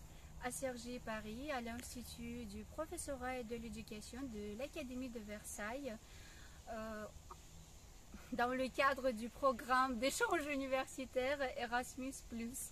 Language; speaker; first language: French; non-native, fluent; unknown